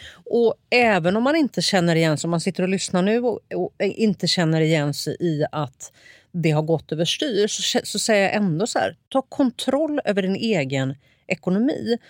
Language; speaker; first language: Swedish; native; Swedish